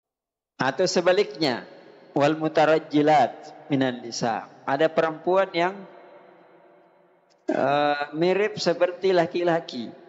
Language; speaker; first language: Indonesian; native; Indonesian